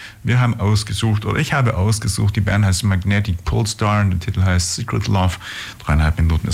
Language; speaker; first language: German; native; German